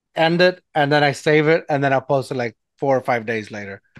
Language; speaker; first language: English; non-native, fluent; Spanish